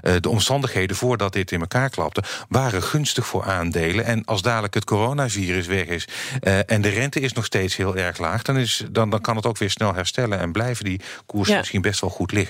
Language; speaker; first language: Dutch; native; Dutch